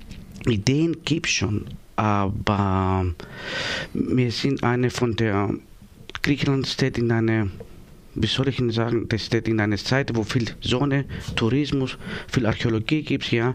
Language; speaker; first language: German; non-native, learner; Greek